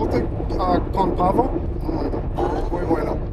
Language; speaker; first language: Spanish; non-native, learner; English